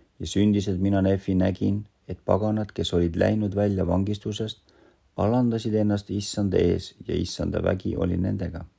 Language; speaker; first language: Estonian; non-native, local second language; Russian